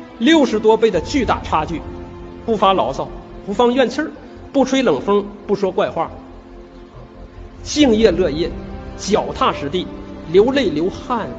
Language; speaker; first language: Chinese; native; Chinese